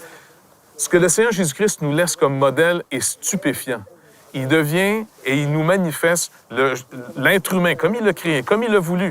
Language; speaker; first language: French; native; French